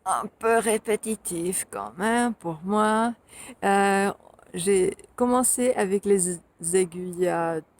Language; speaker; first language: French; non-native, fluent; Finnish